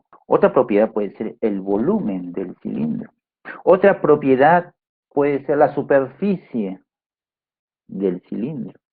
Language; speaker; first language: Spanish; native; Spanish